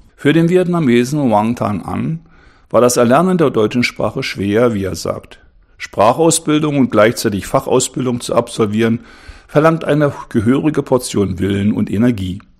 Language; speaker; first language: German; native; German